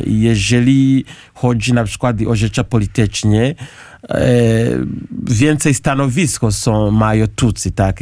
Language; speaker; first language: Polish; non-native, learner; Kinyarwanda